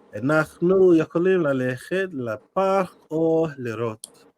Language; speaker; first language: Hebrew; non-native, learner; English